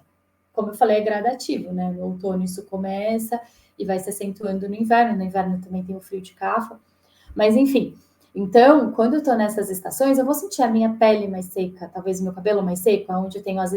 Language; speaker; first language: Portuguese; native; Portuguese